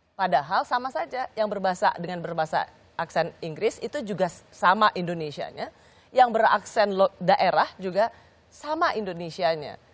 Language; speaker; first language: Indonesian; native; Indonesian